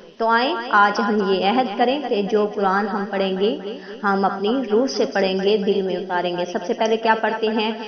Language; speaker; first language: Urdu; non-native, local second language; Punjabi